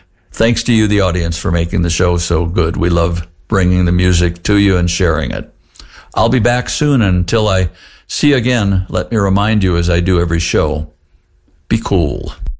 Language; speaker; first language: English; native; English